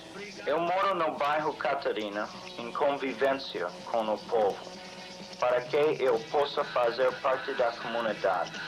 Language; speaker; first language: Portuguese; non-native, fluent; English